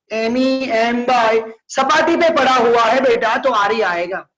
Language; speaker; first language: Hindi; non-native, local second language; Gujarati